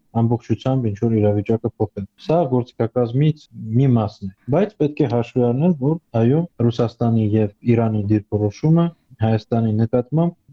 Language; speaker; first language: Armenian; native; Armenian